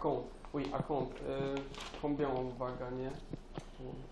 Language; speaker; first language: French; non-native, learner; Polish